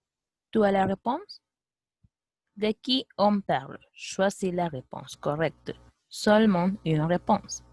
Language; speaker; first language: French; non-native, fluent; Spanish